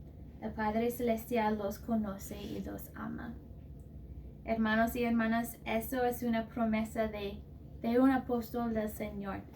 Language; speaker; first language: Spanish; non-native, fluent; English